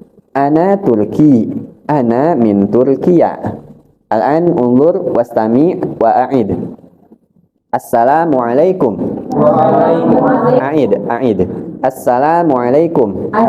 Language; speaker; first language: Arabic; non-native, fluent; Indonesian